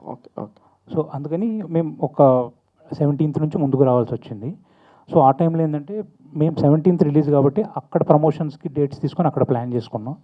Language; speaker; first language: Telugu; native; Telugu